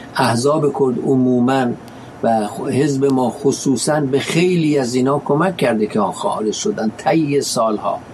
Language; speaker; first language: Persian; non-native, local second language; Kurdish